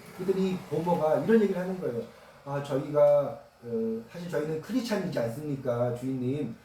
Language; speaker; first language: Korean; native; Korean